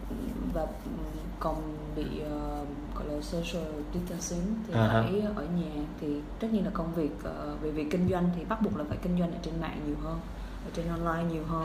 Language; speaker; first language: Vietnamese; native; Vietnamese